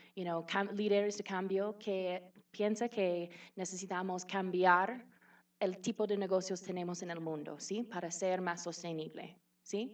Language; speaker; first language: Spanish; non-native, fluent; English